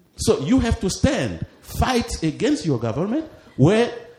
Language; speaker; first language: English; non-native, fluent; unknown